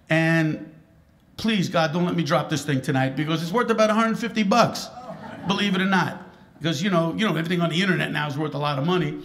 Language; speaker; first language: English; native; English